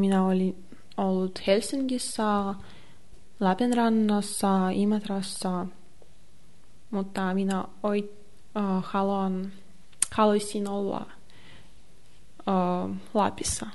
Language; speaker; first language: Finnish; non-native, learner; Russian